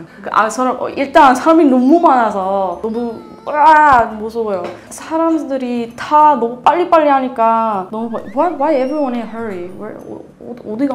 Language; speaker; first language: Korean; non-native, learner; Swedish